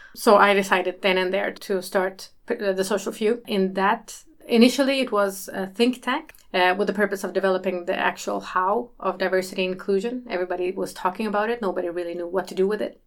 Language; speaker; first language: English; early bilingual, other home language; Swedish